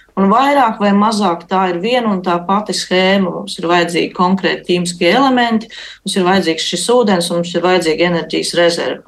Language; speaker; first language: Latvian; native; Latvian